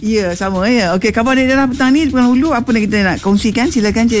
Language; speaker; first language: Malay; native; Malay